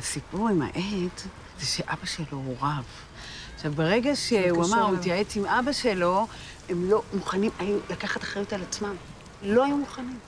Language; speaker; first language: Hebrew; native; Hebrew